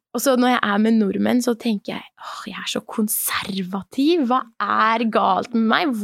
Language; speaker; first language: Norwegian; early bilingual, other home language; Persian